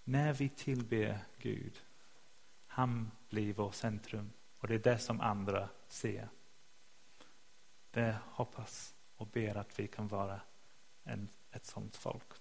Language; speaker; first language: Swedish; non-native, fluent; English